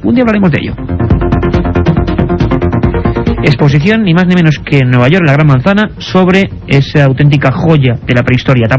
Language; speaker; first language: Spanish; native; Spanish